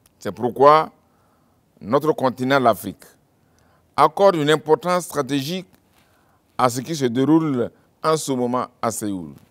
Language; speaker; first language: French; non-native, local second language; Mossi